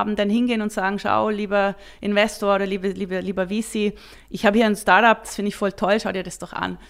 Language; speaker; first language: German; native; German